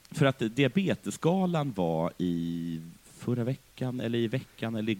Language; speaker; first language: Swedish; native; Swedish